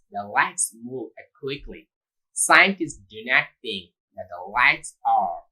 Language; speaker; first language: English; non-native, local second language; Tamil